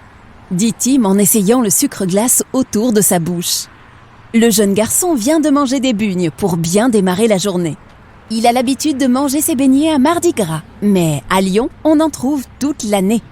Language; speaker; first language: French; native; French